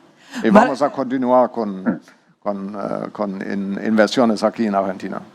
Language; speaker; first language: Spanish; non-native, learner; German